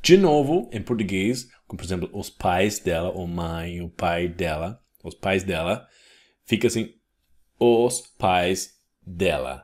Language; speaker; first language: Portuguese; non-native, fluent; English